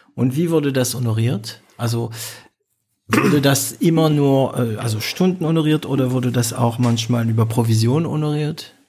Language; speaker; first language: German; non-native, fluent; French